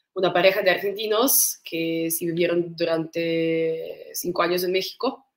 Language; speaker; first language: Spanish; non-native, fluent; Russian